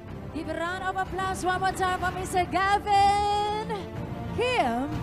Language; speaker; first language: English; non-native, fluent; Indonesian